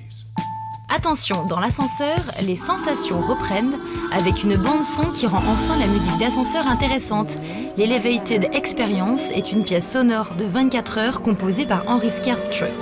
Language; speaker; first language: French; native; French